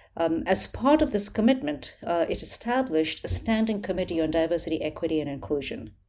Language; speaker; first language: English; non-native, local second language; Hindi